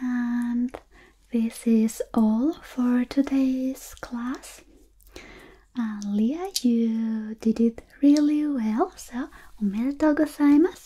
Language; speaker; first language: English; non-native, fluent; Spanish